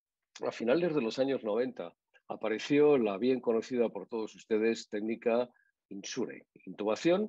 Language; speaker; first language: Spanish; native; Spanish